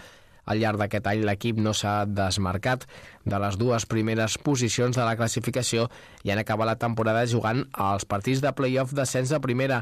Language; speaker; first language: Catalan; native; Catalan